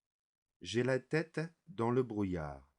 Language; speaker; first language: French; non-native, fluent; English